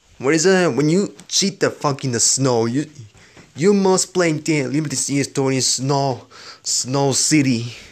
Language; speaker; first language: English; non-native, learner; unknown